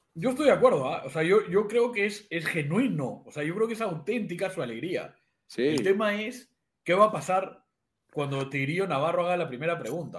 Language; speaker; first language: Spanish; native; Spanish